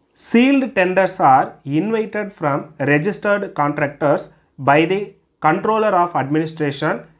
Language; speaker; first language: English; non-native, local second language; Tamil